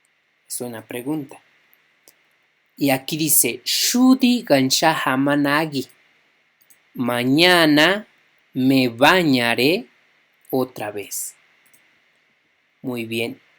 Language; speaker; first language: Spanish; non-native, local second language; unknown